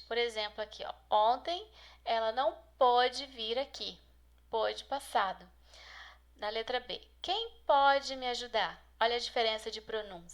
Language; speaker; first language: Portuguese; native; Portuguese